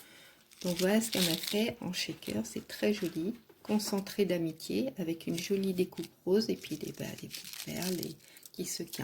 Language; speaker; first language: French; native; French